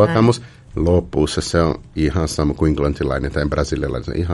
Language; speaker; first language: Finnish; non-native, fluent; Portuguese